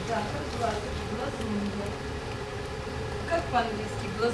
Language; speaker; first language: Russian; native; Russian